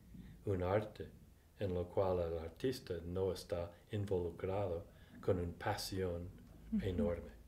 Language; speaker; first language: Spanish; non-native, fluent; English